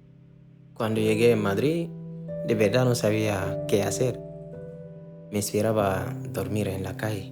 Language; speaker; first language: Spanish; non-native, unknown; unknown